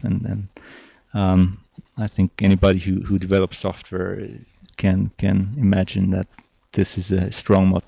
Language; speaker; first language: English; non-native, fluent; German